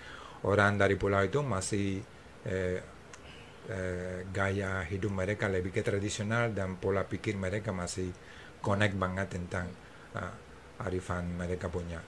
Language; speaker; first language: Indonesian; non-native, fluent; English